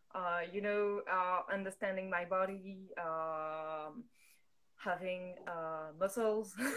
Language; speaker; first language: English; non-native, fluent; French